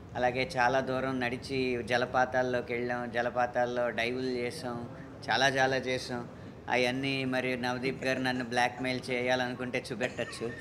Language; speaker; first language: Telugu; native; Telugu